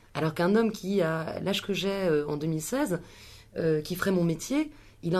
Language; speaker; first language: French; native; French